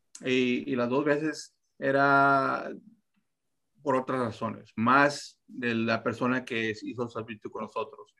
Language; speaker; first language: Spanish; early bilingual, heritage; Spanish